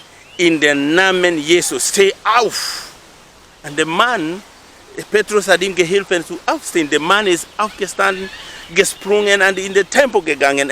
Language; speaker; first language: German; non-native, learner; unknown